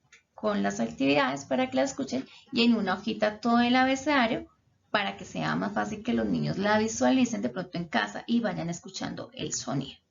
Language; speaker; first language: Spanish; native; Spanish